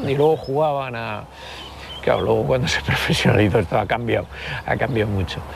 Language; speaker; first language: Spanish; native; Spanish